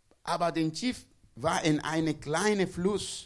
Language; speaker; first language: German; non-native, learner; Spanish